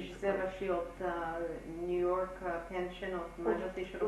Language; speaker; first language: Macedonian; early bilingual, heritage; Macedonian